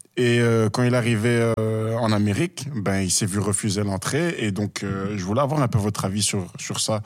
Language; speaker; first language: French; native; French